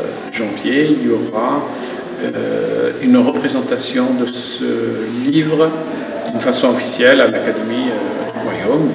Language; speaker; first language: French; non-native, local second language; Arabic